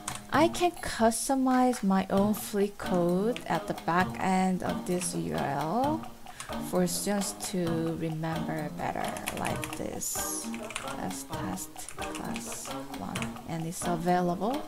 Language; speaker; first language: English; non-native, fluent; Korean